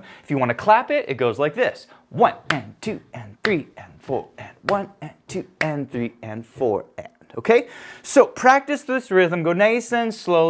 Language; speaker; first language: English; native; English